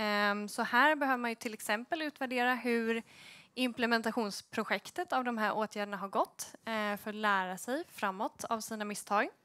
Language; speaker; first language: Swedish; native; Swedish